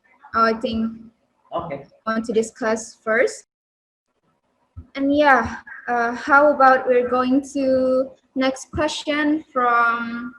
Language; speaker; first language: English; non-native, learner; Indonesian